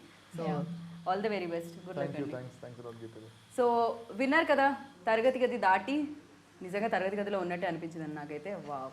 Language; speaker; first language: Telugu; native; Telugu